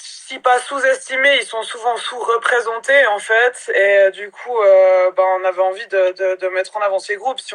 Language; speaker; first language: French; native; French